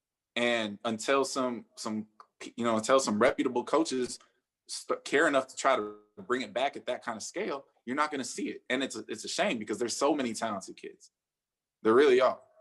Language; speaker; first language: English; native; English